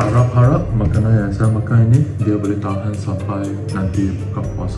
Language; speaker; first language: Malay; non-native, local second language; Chinese